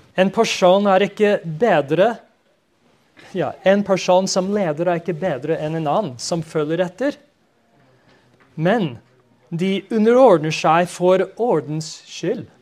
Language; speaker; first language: Norwegian; non-native, fluent; English